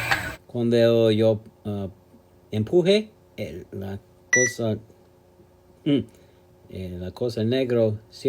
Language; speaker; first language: Spanish; non-native, learner; English